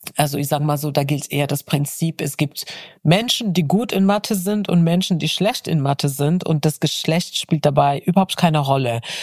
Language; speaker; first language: German; non-native, fluent; Arabic